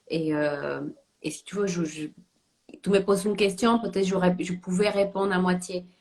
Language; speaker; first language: French; non-native, fluent; Spanish